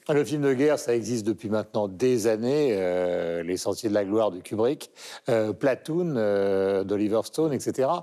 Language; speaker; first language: French; native; French